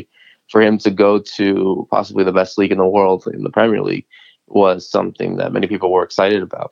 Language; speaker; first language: English; native; English